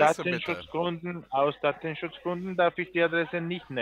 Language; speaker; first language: German; non-native, learner; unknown